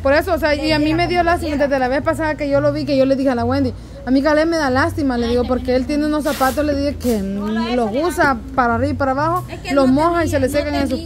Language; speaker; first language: Spanish; native; Spanish